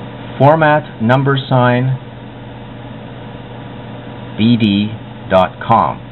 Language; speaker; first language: English; native; English